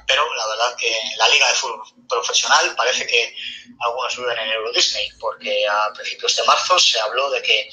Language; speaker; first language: Spanish; native; Spanish